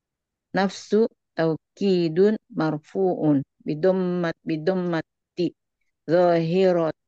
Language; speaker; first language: Arabic; non-native, learner; Indonesian